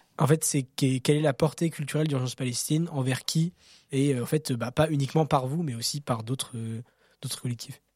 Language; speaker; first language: French; native; French